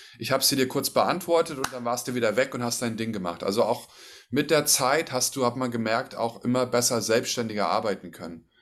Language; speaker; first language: German; native; German